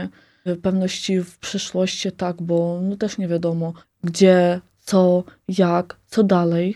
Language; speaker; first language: Polish; non-native, fluent; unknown